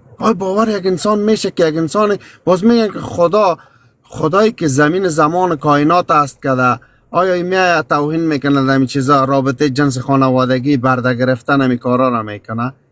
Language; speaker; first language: Persian; native; Persian